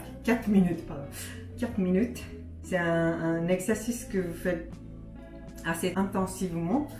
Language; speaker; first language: French; non-native, fluent; Japanese